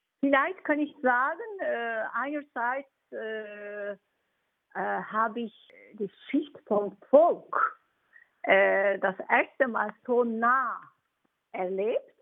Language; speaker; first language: German; non-native, fluent; Turkish